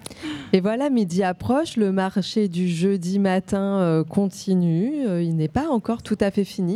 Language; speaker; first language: French; native; French